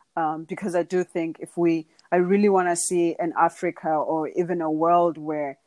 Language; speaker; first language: English; non-native, local second language; Xhosa